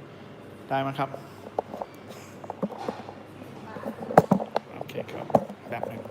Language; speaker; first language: Thai; non-native, learner; English